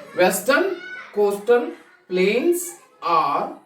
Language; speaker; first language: English; non-native, local second language; Kannada